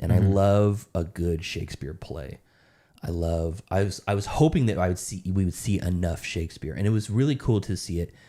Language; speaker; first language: English; native; English